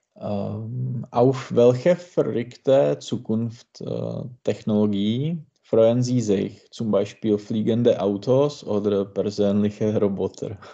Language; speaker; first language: German; non-native, learner; Czech